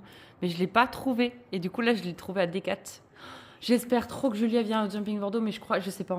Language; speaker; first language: French; native; French